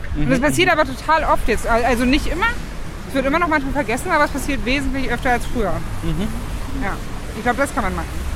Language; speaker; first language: German; native; German